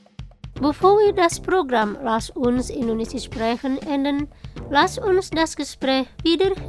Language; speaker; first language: German; non-native, fluent; Indonesian